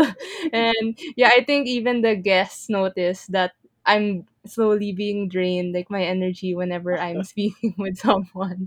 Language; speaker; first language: English; non-native, local second language; Filipino